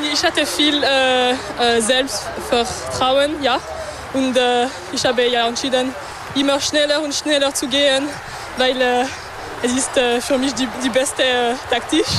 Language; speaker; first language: German; non-native, local second language; French